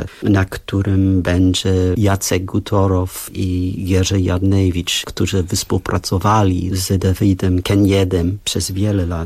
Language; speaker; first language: Polish; non-native, fluent; English